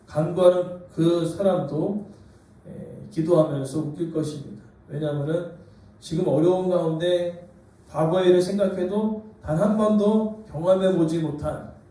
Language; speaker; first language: Korean; native; Korean